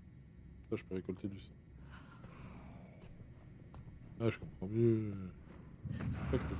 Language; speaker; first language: French; native; French